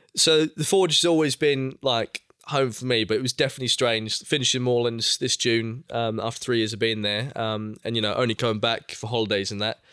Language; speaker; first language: English; native; English